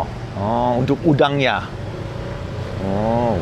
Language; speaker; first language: Indonesian; non-native, learner; English